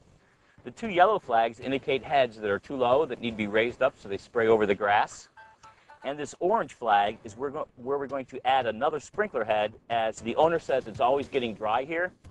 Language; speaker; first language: English; native; English